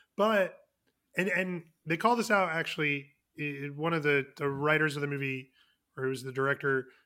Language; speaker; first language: English; native; English